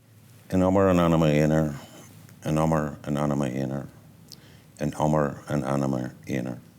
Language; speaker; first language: Irish; non-native, local second language; English